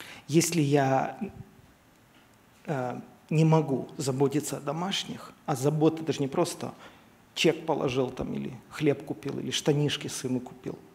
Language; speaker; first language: Russian; native; Russian